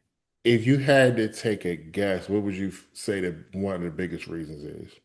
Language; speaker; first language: English; native; English